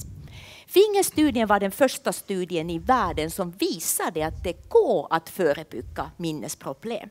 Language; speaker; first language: Swedish; non-native, fluent; Finnish